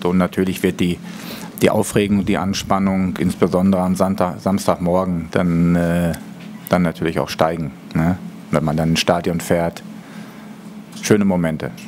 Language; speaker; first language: German; native; German